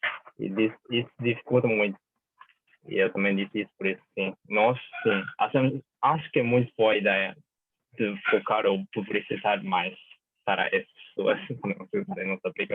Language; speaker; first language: Portuguese; non-native, fluent; Japanese